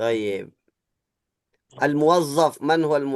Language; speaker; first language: Arabic; non-native, fluent; Indonesian